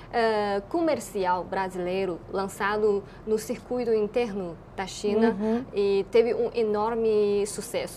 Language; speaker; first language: Portuguese; non-native, fluent; Chinese